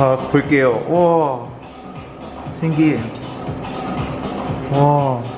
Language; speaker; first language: Korean; non-native, fluent; Cantonese